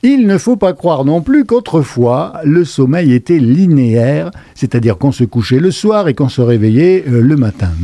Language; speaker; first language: French; native; French